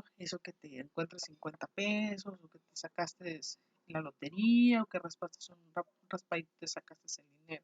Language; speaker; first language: Spanish; native; Spanish